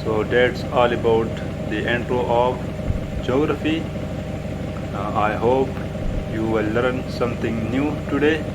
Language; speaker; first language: English; non-native, local second language; Urdu